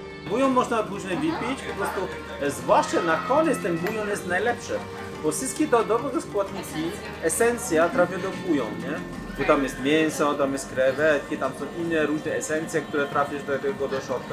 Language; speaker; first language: Polish; non-native, fluent; Chinese